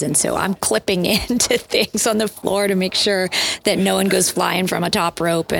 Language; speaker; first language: English; native; English